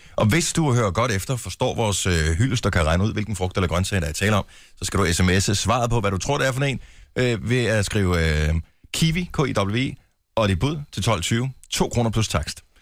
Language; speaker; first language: Danish; native; Danish